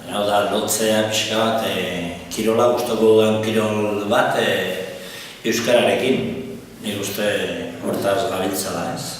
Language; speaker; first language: Basque; non-native, local second language; Spanish